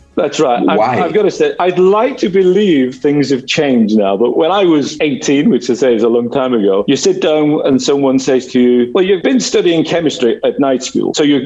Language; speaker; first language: English; native; English